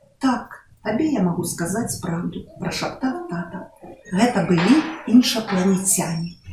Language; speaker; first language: Belarusian; non-native, local second language; Russian